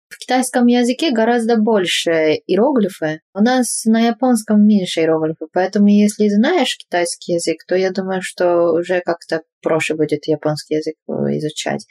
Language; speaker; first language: Russian; non-native, fluent; Japanese